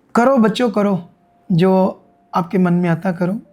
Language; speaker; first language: Hindi; non-native, local second language; Punjabi